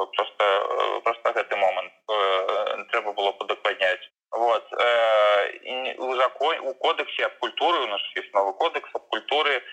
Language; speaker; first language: Belarusian; native; Belarusian